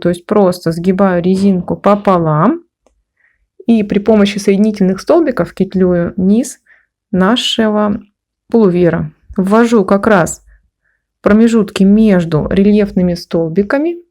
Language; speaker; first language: Russian; native; Russian